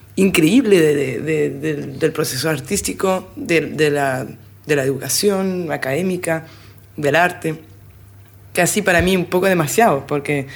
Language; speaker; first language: Spanish; non-native, fluent; French